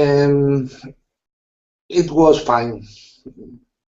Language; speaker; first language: English; non-native, learner; Spanish